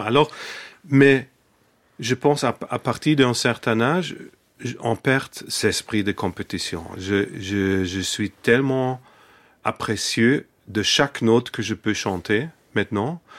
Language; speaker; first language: French; non-native, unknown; German